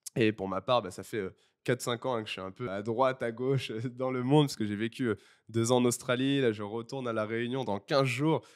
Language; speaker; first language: French; native; French